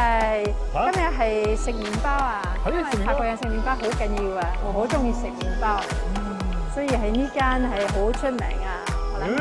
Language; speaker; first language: Cantonese; non-native, fluent; French